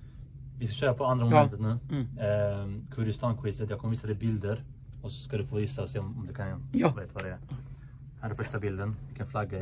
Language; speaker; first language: Swedish; native; Swedish